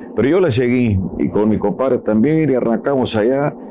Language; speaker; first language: Spanish; native; Spanish